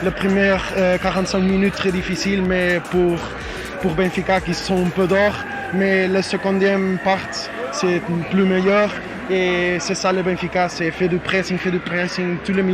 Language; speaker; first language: French; non-native, learner; Portuguese